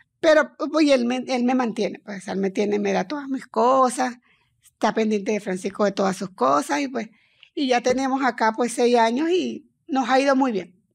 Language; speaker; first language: Spanish; native; Spanish